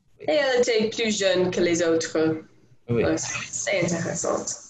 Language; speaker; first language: French; non-native, learner; English